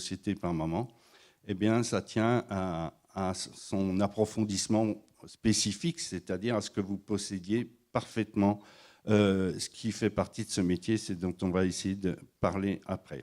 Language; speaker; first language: French; native; French